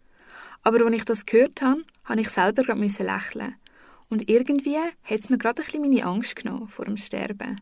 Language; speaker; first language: German; native; German